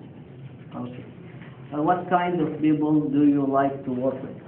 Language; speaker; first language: English; non-native, learner; Arabic